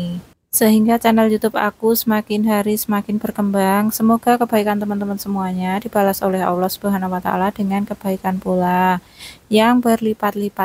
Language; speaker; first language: Indonesian; native; Indonesian